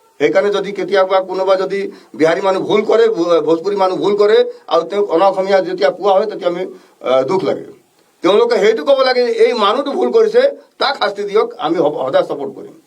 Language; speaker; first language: Assamese; non-native, local second language; Bhojpuri